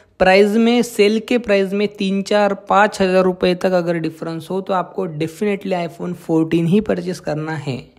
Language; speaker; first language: Hindi; non-native, local second language; Marathi